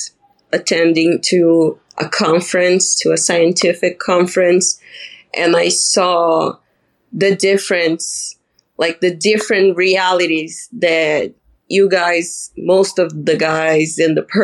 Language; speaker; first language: English; non-native, fluent; Portuguese